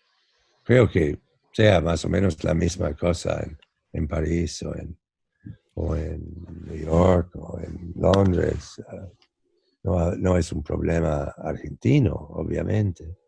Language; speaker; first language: Spanish; non-native, fluent; English